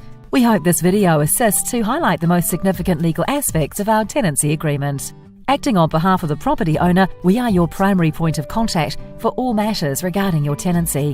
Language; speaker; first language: English; native; English